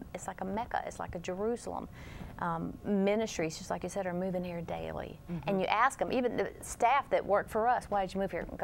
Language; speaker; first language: English; native; English